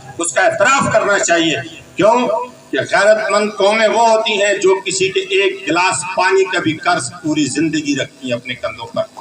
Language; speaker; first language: Urdu; non-native, local second language; Pashto